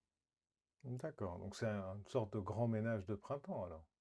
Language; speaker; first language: French; native; French